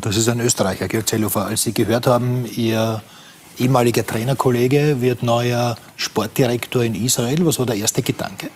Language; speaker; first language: German; native; German